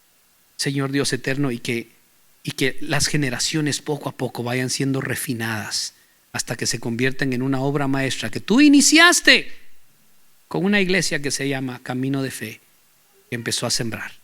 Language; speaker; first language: Spanish; native; Spanish